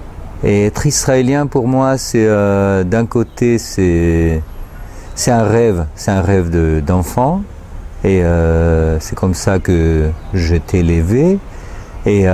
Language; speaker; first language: French; non-native, fluent; Spanish